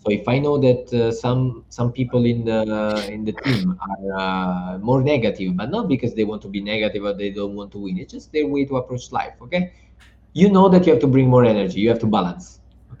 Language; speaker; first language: English; non-native, fluent; Italian